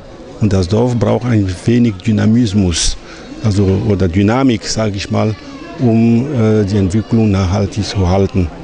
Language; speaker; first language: German; non-native, fluent; French